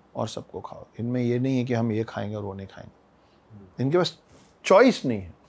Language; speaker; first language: Hindi; native; Hindi